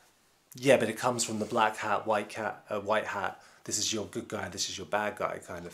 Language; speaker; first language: English; native; English